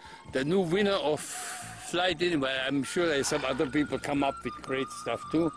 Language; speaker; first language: English; non-native, fluent; German